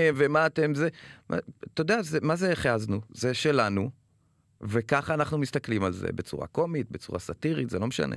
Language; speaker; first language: Hebrew; native; Hebrew